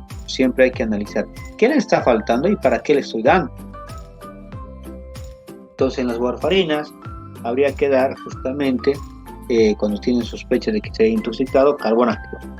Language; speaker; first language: Spanish; native; Spanish